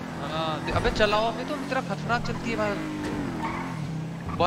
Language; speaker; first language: Hindi; native; Hindi